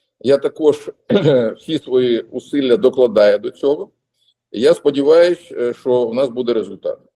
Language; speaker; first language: Ukrainian; non-native, local second language; Russian